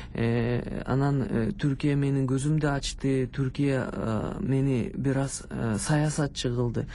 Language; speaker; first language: Kyrgyz; non-native, local second language; Russian